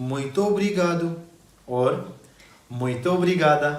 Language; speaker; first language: Portuguese; non-native, learner; Hindi